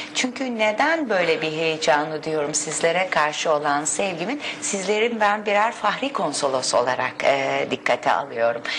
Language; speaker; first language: Turkish; native; Turkish